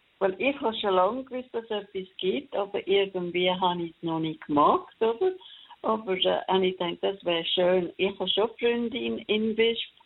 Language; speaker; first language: German; non-native, fluent; English